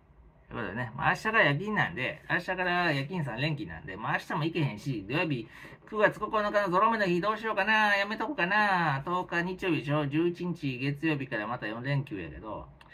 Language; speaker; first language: Japanese; native; Japanese